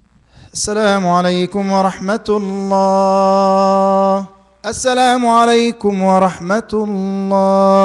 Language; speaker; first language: Arabic; native; Arabic